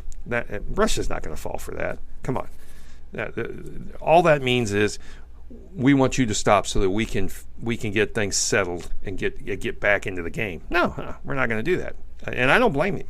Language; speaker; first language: English; native; English